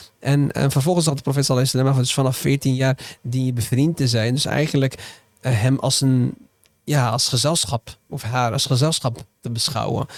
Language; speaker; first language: Dutch; early bilingual, other home language; Arabic